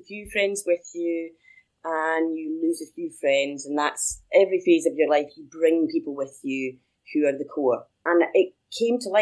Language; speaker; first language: English; native; English